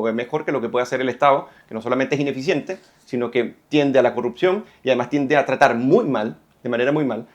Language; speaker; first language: Spanish; native; Spanish